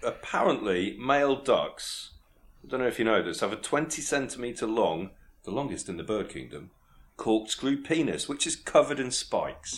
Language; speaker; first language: English; native; English